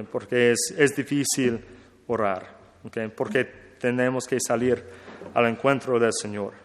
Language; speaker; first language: Spanish; non-native, learner; English